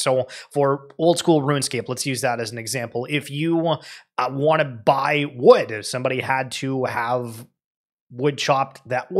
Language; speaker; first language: English; native; English